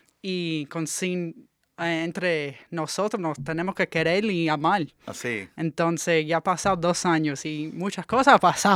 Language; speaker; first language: Spanish; early bilingual, heritage; English